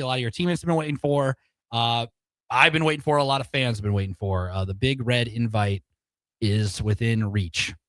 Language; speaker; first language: English; native; English